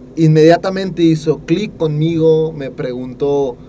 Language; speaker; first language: Spanish; native; Spanish